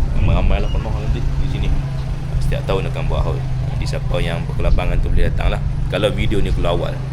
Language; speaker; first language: Malay; native; Malay